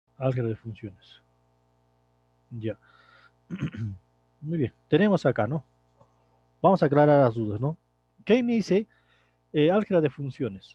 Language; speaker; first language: Spanish; native; Spanish